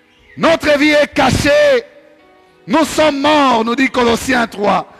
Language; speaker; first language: French; non-native, local second language; Swahili